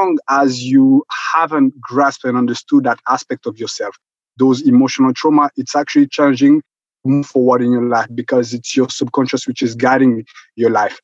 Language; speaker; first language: English; non-native, local second language; Kinyarwanda